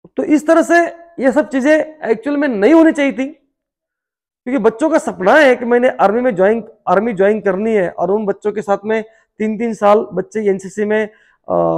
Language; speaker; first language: Hindi; non-native, local second language; Marathi